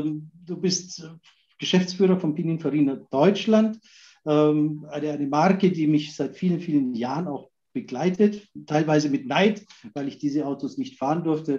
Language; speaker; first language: German; native; German